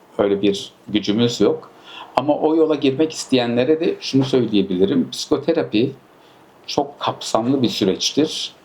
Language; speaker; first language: Turkish; early bilingual, heritage; Turkish